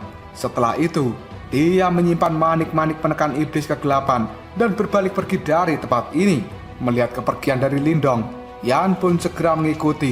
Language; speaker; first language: Indonesian; native; Indonesian